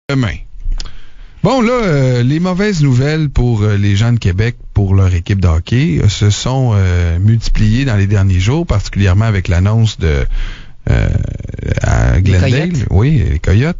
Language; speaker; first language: French; native; French